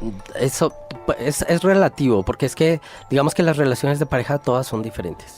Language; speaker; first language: Spanish; native; Spanish